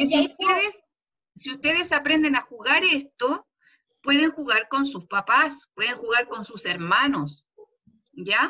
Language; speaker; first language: Spanish; native; Spanish